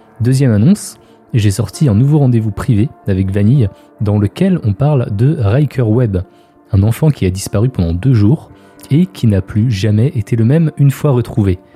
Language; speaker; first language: French; native; French